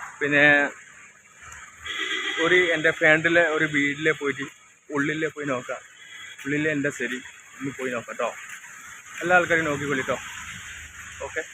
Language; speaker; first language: Malayalam; non-native, learner; Assamese